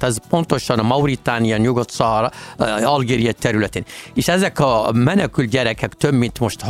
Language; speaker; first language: Hungarian; non-native, learner; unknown